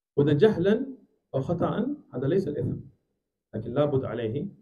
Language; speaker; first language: Arabic; non-native, learner; English